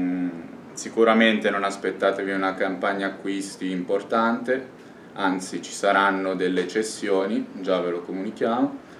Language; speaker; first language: Italian; native; Italian